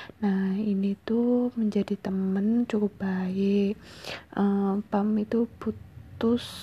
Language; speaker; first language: Indonesian; native; Indonesian